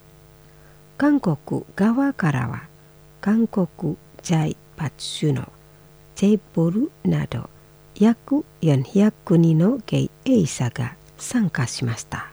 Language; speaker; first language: Japanese; non-native, fluent; Indonesian